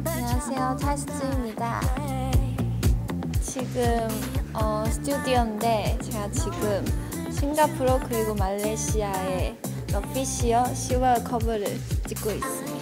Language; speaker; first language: Korean; non-native, fluent; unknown